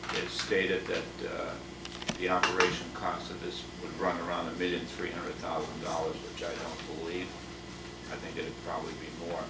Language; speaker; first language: English; native; English